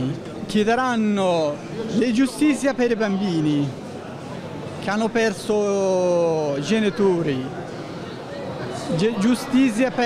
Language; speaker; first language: Italian; non-native, learner; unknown